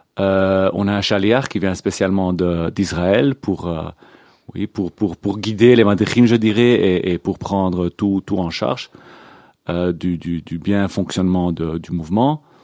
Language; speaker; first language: French; non-native, local second language; Hebrew